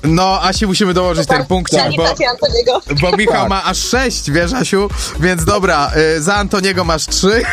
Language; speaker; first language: Polish; native; Polish